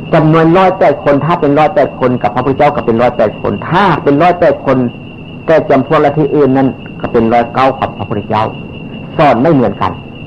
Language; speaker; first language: Thai; native; Thai